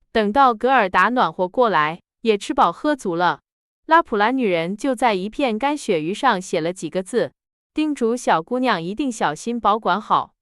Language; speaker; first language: Chinese; native; Chinese